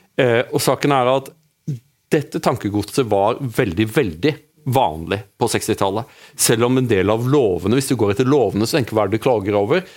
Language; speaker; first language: Norwegian; native; Norwegian